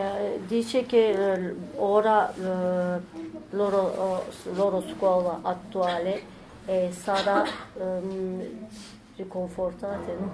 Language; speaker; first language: Italian; non-native, learner; Turkish